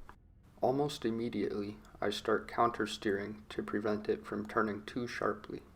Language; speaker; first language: English; native; English